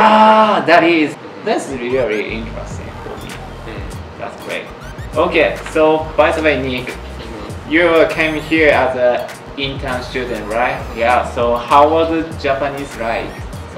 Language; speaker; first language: English; non-native, learner; Japanese